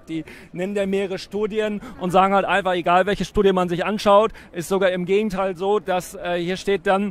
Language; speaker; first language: German; native; German